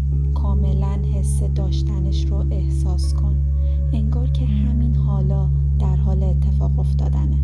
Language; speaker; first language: Persian; native; Persian